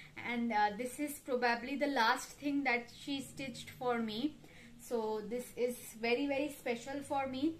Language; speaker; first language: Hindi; non-native, local second language; Bangla